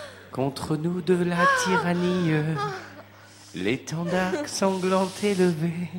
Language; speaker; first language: French; native; French